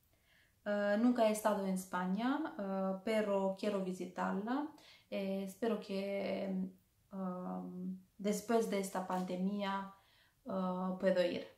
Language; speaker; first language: Spanish; non-native, learner; Romanian